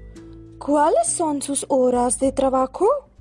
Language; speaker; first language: Spanish; non-native, learner; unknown